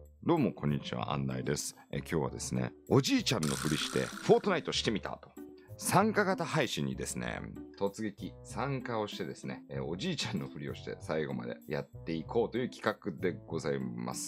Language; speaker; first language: Japanese; native; Japanese